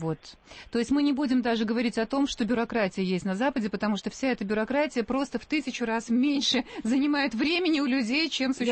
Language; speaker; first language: Russian; native; Russian